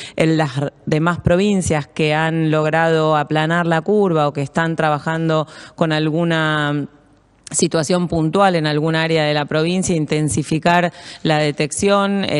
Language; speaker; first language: Spanish; native; Spanish